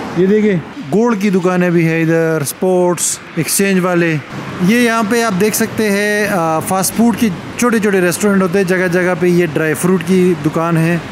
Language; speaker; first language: Urdu; native; Urdu